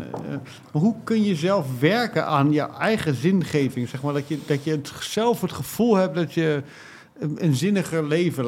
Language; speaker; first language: Dutch; native; Dutch